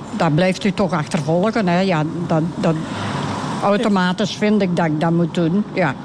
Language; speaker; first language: Dutch; native; Dutch